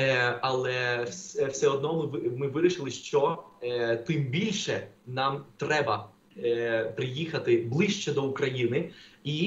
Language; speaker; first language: Ukrainian; non-native, fluent; Spanish